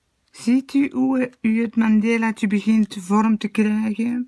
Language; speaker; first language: Dutch; native; Dutch